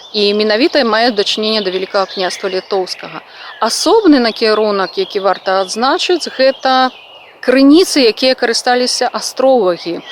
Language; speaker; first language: Belarusian; non-native, local second language; Russian